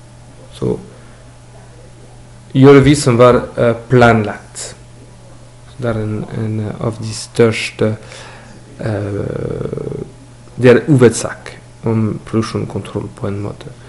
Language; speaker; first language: Norwegian; non-native, fluent; French